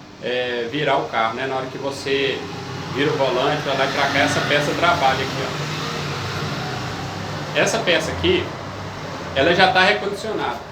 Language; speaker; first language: Portuguese; native; Portuguese